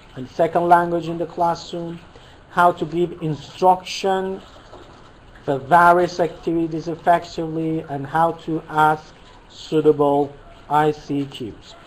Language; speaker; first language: English; non-native, fluent; Persian